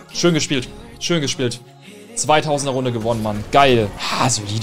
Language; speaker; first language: German; native; German